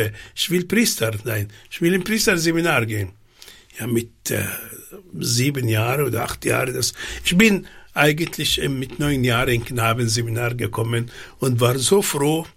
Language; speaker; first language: German; non-native, fluent; Arabic